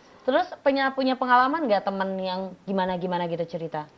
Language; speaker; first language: Indonesian; native; Indonesian